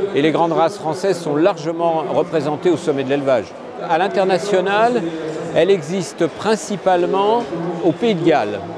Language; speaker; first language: French; native; French